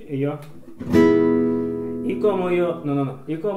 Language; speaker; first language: Spanish; non-native, learner; Russian